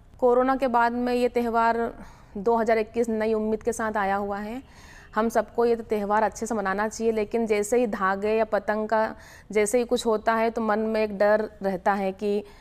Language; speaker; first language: Hindi; native; Hindi